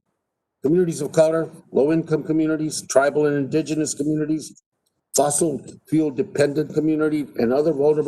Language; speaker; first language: English; native; English